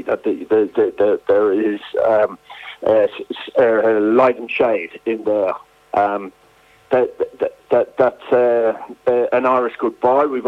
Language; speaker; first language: English; native; English